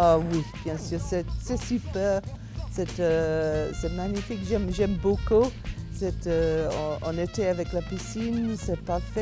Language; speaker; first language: French; non-native, learner; English